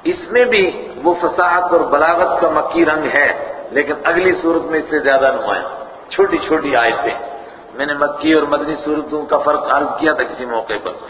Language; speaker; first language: Urdu; non-native, local second language; Punjabi